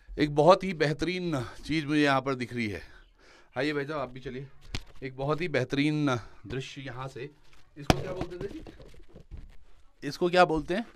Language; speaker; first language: Hindi; native; Hindi